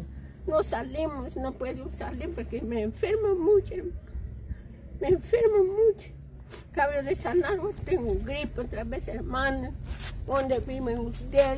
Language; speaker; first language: Spanish; non-native, local second language; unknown